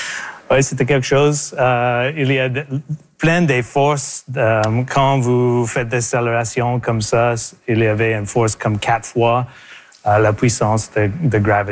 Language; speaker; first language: French; non-native, local second language; English